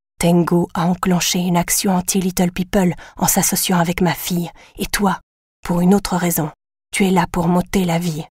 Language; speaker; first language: French; native; French